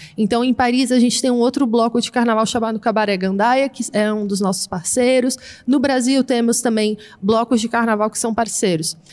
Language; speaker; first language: Portuguese; native; Portuguese